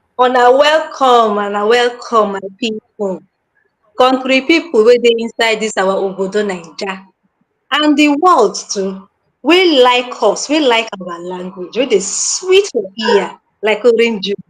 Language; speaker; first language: Nigerian Pidgin; native; Nigerian Pidgin